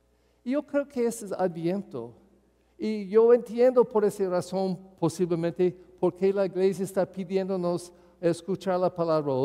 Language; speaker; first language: Spanish; non-native, fluent; English